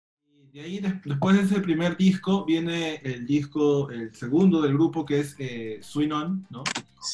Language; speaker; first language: Spanish; native; Spanish